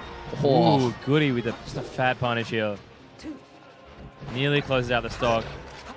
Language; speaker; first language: English; native; English